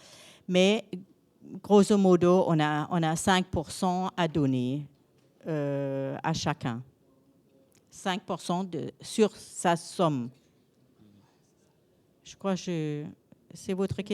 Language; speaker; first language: French; non-native, learner; German